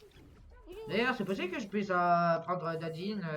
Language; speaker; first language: French; native; French